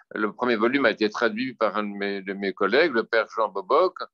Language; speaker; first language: French; native; French